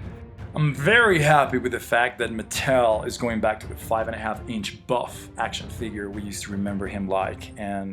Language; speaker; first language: English; non-native, fluent; Spanish